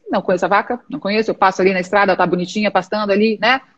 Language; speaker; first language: Portuguese; native; Portuguese